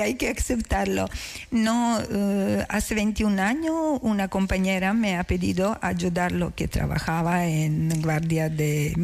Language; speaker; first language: Spanish; non-native, fluent; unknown